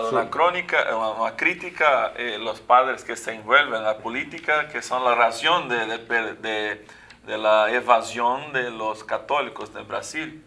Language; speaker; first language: Spanish; non-native, learner; Portuguese